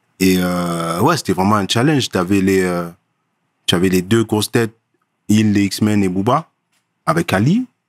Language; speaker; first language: French; early bilingual, other home language; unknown